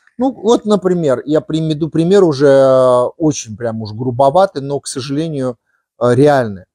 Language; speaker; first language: Russian; non-native, local second language; Armenian